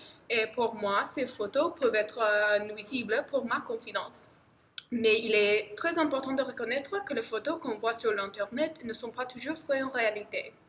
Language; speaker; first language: French; non-native, fluent; English